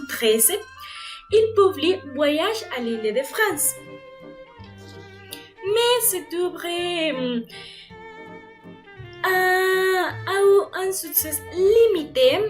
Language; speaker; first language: French; non-native, learner; Spanish